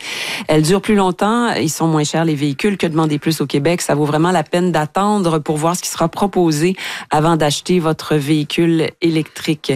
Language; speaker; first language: French; native; French